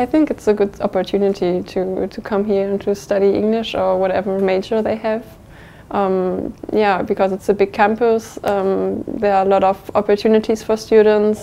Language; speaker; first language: English; non-native, fluent; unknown